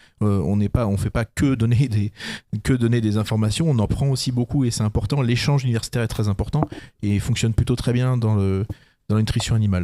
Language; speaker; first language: French; native; French